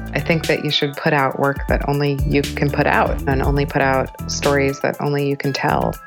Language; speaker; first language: English; native; English